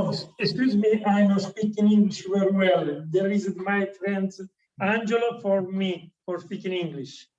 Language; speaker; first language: English; non-native, learner; Italian